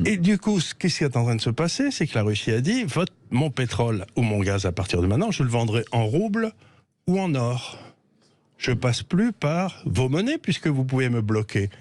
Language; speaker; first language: French; native; French